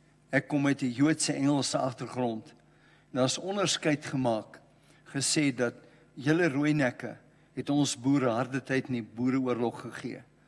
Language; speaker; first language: Afrikaans; non-native, local second language; English